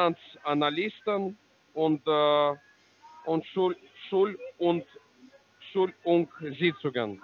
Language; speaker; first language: German; non-native, learner; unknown